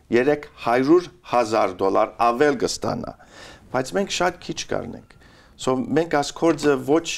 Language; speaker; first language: Armenian; early bilingual, heritage; Armenian